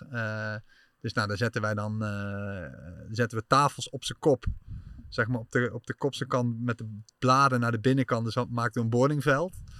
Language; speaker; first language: Dutch; native; Dutch